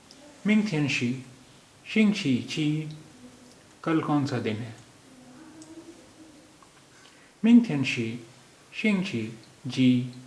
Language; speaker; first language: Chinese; non-native, fluent; Urdu